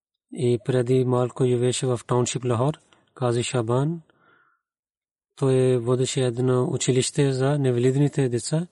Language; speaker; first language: Bulgarian; non-native, learner; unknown